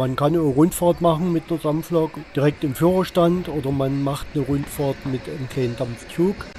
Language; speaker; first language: German; native; German